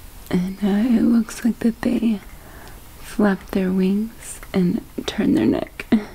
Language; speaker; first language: English; native; English